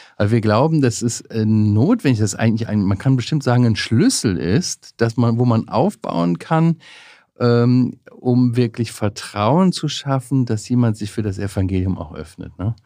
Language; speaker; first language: German; native; German